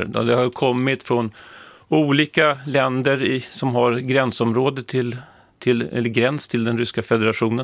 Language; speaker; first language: Swedish; native; Swedish